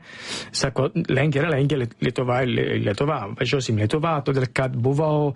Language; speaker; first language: Lithuanian; non-native, learner; Italian